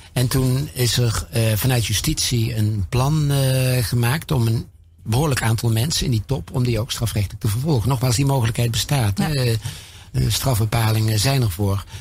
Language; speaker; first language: Dutch; native; Dutch